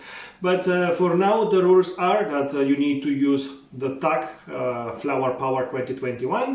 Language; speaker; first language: English; non-native, fluent; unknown